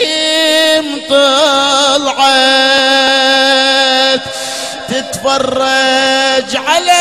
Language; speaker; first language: Arabic; native; Arabic